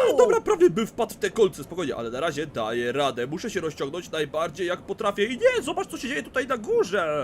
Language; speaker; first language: Polish; native; Polish